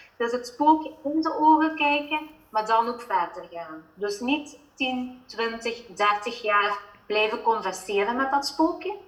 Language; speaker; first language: Dutch; native; Dutch